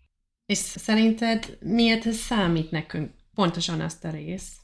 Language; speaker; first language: Hungarian; non-native, learner; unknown